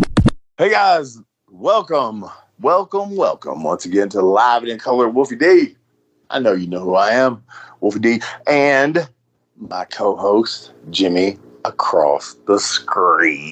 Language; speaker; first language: English; native; English